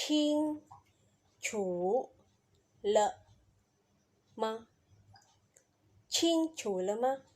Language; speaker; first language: Chinese; non-native, fluent; Indonesian